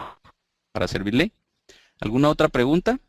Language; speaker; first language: Spanish; native; Spanish